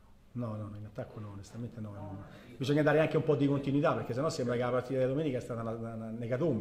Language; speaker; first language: Italian; native; Italian